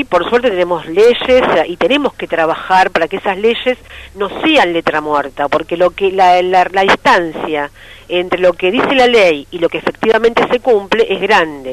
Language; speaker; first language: Spanish; native; Spanish